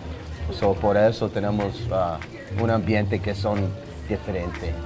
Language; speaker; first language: Spanish; non-native, learner; English